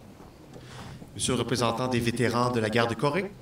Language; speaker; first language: French; native; French